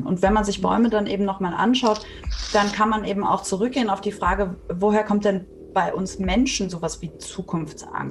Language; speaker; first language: German; native; German